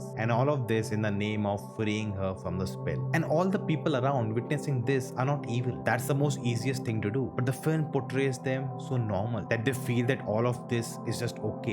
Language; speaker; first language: English; non-native, local second language; Hindi